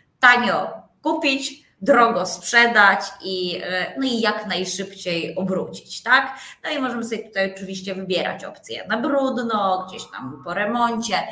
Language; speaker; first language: Polish; native; Polish